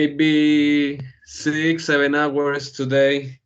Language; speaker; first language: English; non-native, learner; Spanish